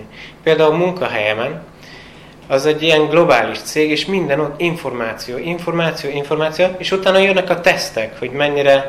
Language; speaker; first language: Hungarian; non-native, fluent; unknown